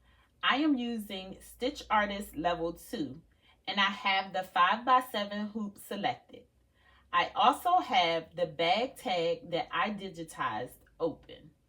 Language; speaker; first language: English; native; English